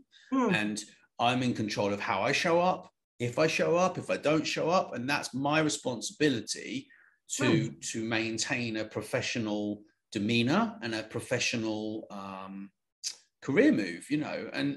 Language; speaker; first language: English; native; English